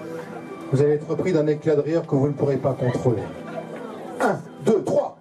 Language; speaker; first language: French; native; French